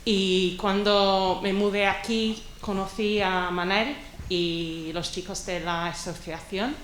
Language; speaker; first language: Spanish; non-native, fluent; English